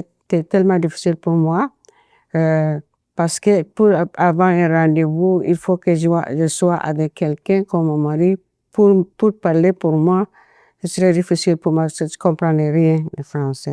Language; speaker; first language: French; non-native, fluent; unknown